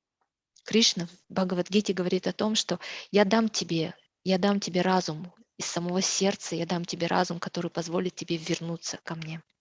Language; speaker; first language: Russian; native; Russian